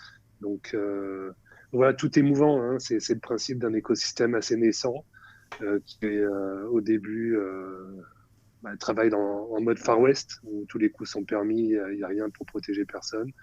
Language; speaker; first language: French; native; French